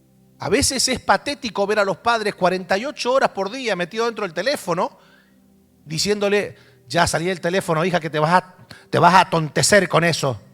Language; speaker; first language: Spanish; native; Spanish